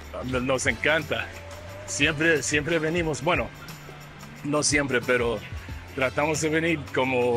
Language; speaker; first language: Spanish; non-native, fluent; English